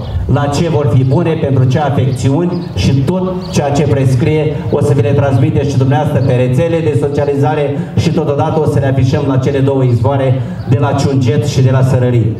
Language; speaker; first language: Romanian; native; Romanian